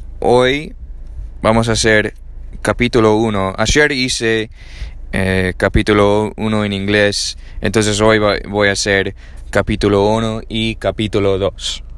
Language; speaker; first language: Spanish; non-native, learner; English